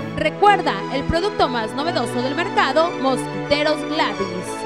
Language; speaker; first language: Spanish; native; Spanish